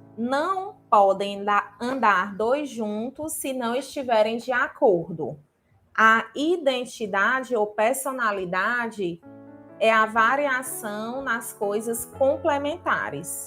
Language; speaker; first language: Portuguese; native; Portuguese